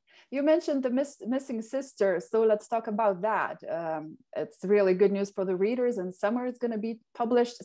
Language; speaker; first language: English; non-native, fluent; Lithuanian